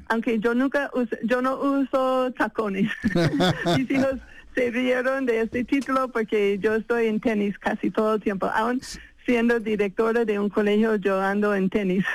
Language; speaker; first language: Spanish; non-native, fluent; English